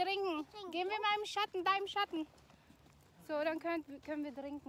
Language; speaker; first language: German; non-native, learner; Filipino